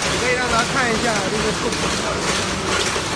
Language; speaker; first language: Chinese; native; Chinese